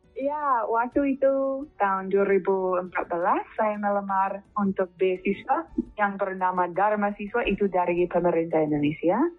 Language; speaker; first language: Indonesian; non-native, fluent; English